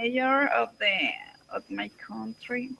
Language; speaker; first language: English; non-native, learner; Spanish